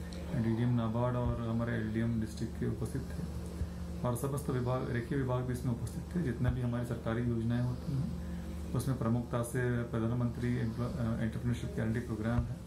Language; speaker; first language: Hindi; native; Hindi